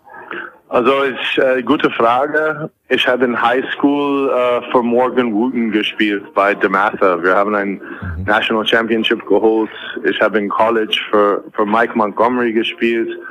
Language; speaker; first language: German; non-native, fluent; English